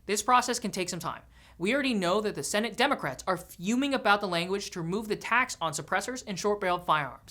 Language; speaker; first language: English; native; English